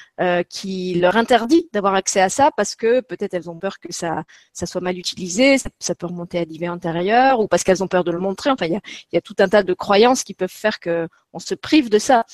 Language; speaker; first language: French; native; French